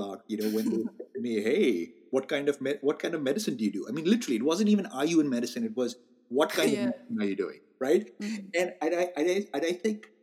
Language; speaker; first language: English; non-native, local second language; Hindi